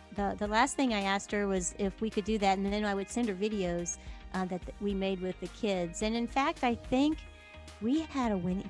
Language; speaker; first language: English; native; English